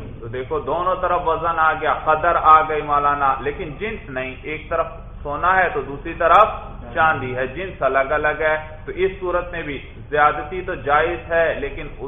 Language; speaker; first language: Urdu; native; Urdu